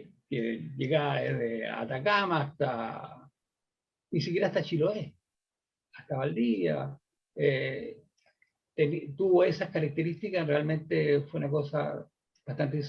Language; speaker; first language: Spanish; native; Spanish